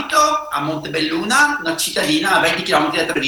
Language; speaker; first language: Italian; native; Italian